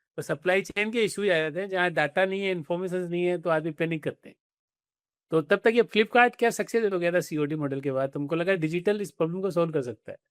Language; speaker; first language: Hindi; native; Hindi